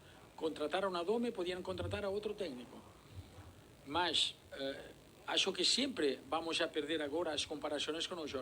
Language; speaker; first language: Portuguese; non-native, learner; Spanish